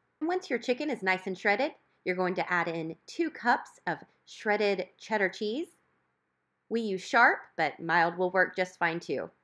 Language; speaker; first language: English; native; English